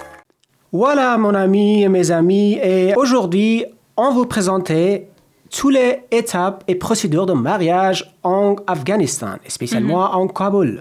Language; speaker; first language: French; non-native, learner; Persian